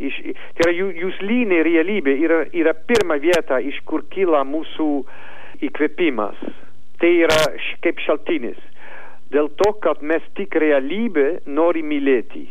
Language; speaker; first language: Lithuanian; non-native, learner; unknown